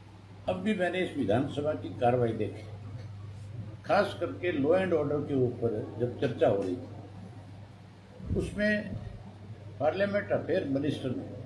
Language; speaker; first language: Hindi; native; Hindi